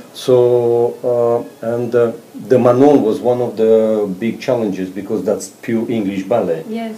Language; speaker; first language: English; non-native, fluent; Russian